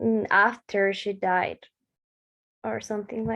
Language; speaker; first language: English; non-native, learner; Spanish